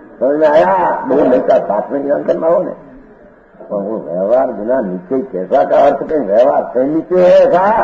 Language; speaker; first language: Hindi; non-native, local second language; Gujarati